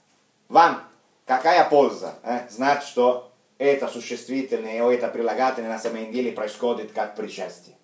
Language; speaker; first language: Russian; non-native, fluent; Italian